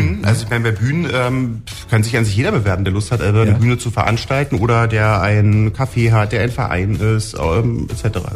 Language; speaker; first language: German; native; German